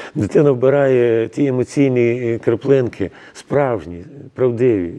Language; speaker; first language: Ukrainian; native; Ukrainian